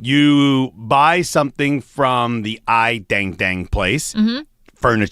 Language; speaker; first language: English; native; English